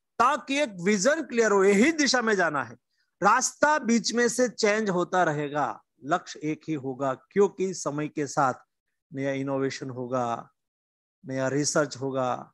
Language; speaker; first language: Hindi; non-native, local second language; Gujarati